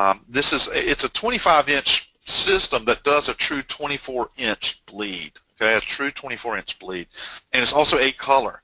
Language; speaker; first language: English; native; English